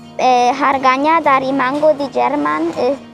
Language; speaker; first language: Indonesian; early bilingual, heritage; German